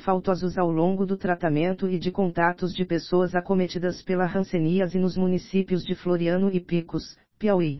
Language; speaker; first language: Portuguese; native; Portuguese